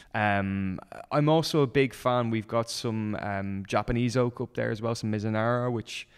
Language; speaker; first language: English; native; English